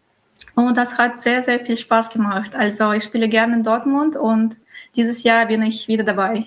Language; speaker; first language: German; non-native, fluent; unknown